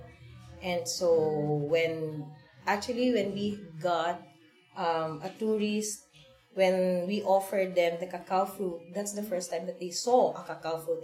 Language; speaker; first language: English; non-native, local second language; Cebuano